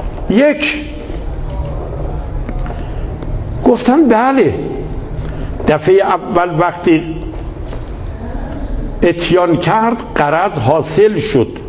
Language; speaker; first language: Persian; native; Persian